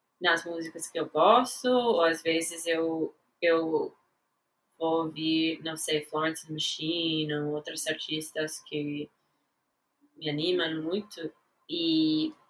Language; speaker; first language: Portuguese; non-native, fluent; English